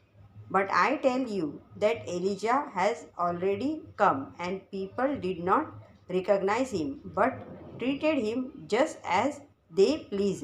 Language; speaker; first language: English; non-native, local second language; Hindi